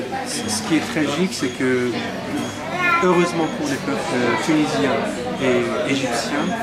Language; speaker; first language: French; non-native, fluent; Persian